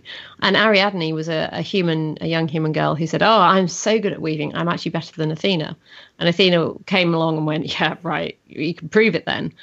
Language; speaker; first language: English; native; English